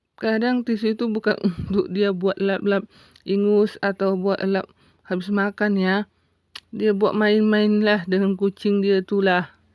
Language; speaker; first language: Indonesian; non-native, local second language; Buginese